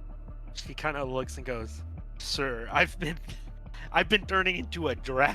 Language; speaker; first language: English; native; English